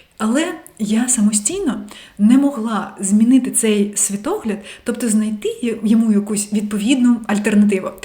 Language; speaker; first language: Ukrainian; non-native, local second language; Russian